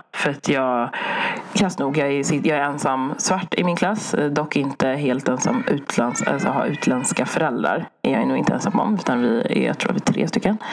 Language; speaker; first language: Swedish; early bilingual, other home language; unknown